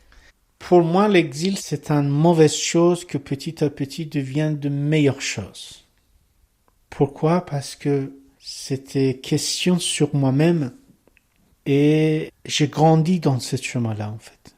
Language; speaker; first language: French; non-native, learner; Persian